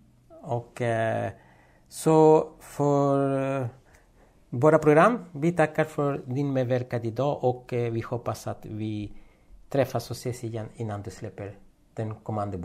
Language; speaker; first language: Swedish; non-native, fluent; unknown